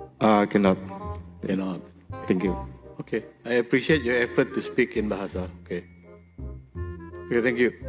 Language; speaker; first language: English; non-native, local second language; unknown